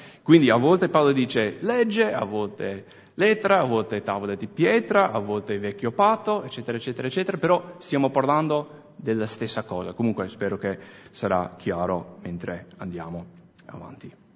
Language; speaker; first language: Italian; non-native, fluent; English